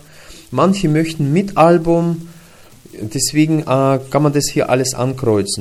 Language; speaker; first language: German; non-native, fluent; Russian